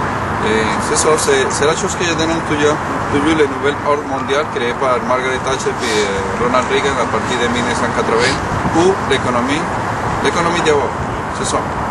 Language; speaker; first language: French; non-native, learner; Spanish